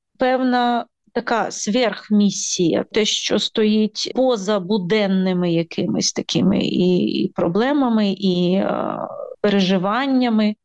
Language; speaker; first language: Ukrainian; native; Ukrainian